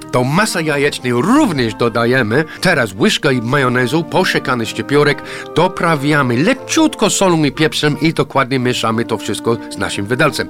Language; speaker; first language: Polish; non-native, fluent; English